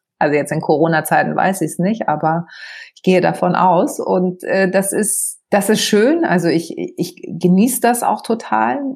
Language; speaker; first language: German; early bilingual, other home language; Greek